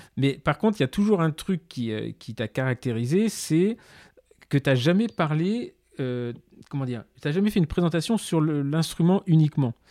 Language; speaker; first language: French; native; French